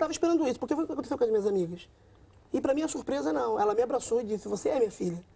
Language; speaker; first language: Portuguese; native; Portuguese